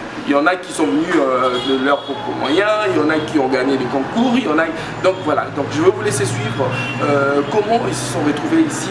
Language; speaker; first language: French; non-native, local second language; Luba-Lulua